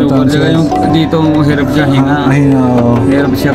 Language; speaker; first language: Filipino; non-native, learner; Punjabi